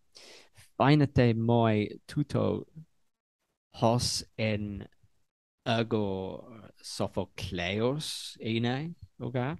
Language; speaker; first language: Greek; non-native, learner; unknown